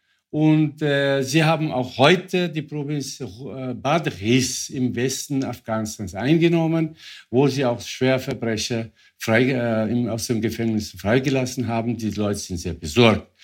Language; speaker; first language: German; non-native, fluent; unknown